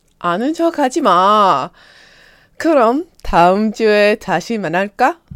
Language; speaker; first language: Korean; non-native, learner; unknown